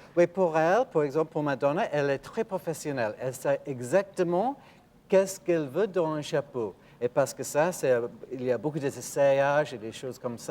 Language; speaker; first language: French; non-native, fluent; English